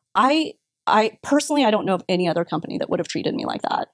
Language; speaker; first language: English; native; English